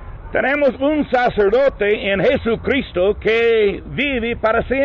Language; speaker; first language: Spanish; non-native, learner; English